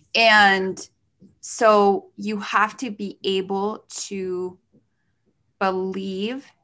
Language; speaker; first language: English; early bilingual, other home language; Spanish